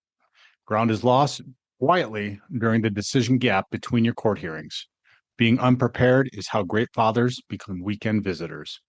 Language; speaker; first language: English; native; English